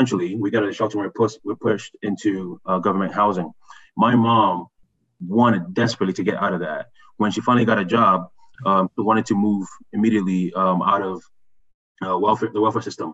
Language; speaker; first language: English; early bilingual, other home language; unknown